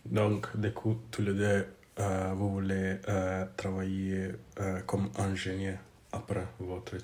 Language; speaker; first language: French; non-native, fluent; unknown